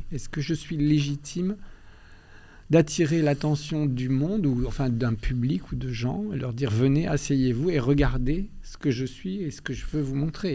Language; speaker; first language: French; early bilingual, other home language; Albanian